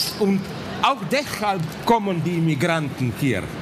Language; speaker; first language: German; non-native, learner; Slovenian